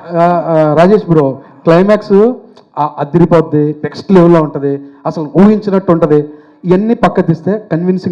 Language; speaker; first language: Telugu; native; Telugu